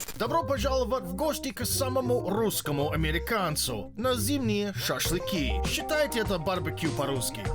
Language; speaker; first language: Russian; non-native, fluent; English